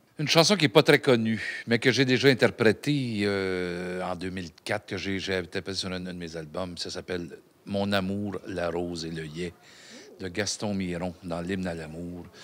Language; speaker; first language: French; native; French